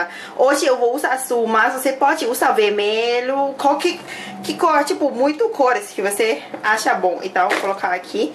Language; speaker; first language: Portuguese; non-native, learner; Thai